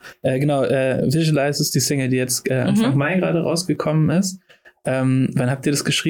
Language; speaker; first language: German; native; German